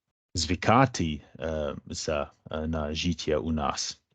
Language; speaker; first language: Ukrainian; non-native, fluent; English